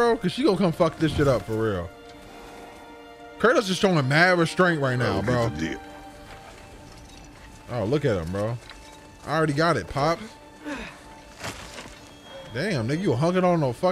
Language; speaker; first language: English; native; English